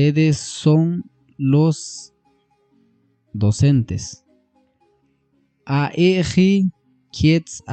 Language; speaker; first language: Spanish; non-native, local second language; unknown